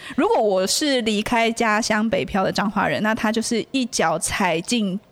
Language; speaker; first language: Chinese; native; Chinese